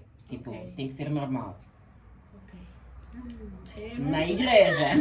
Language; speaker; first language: Portuguese; early bilingual, heritage; Portuguese